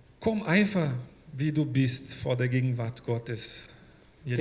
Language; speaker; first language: German; non-native, fluent; Portuguese